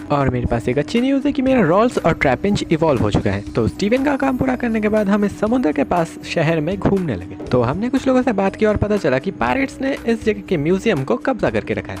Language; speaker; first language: Hindi; native; Hindi